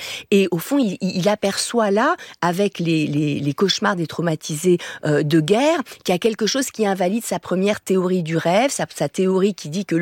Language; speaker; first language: French; native; French